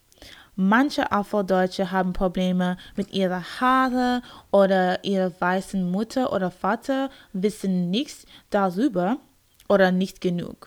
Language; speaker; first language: German; non-native, learner; English